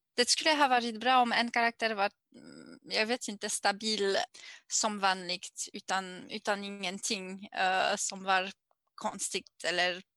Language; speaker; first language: Swedish; non-native, learner; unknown